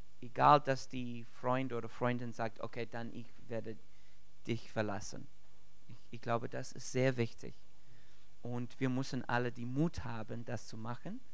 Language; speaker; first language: German; non-native, learner; English